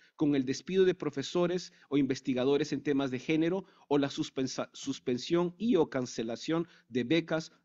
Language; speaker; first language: Spanish; native; Spanish